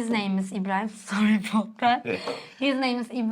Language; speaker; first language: English; non-native, learner; Turkish